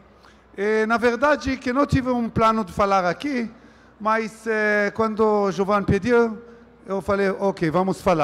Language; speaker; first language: Portuguese; non-native, learner; Hebrew